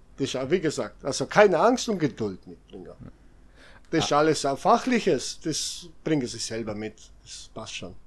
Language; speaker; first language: German; non-native, fluent; Serbian